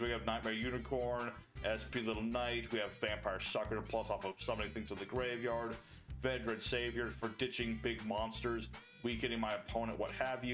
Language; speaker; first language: English; native; English